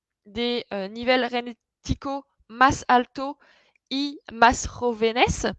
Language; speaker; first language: Spanish; non-native, fluent; French